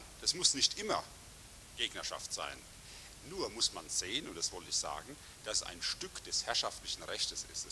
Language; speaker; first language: German; native; German